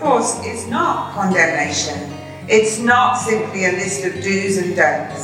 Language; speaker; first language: English; native; English